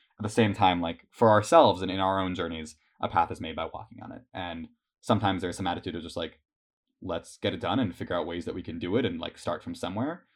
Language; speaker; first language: English; native; English